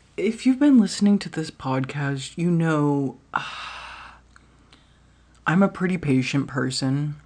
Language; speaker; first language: English; native; English